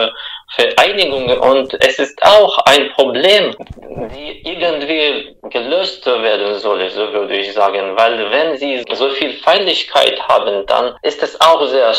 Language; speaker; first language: German; non-native, fluent; Russian